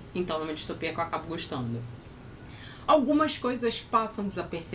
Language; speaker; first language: Portuguese; native; Portuguese